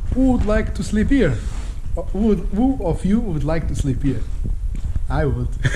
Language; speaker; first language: English; non-native, fluent; Portuguese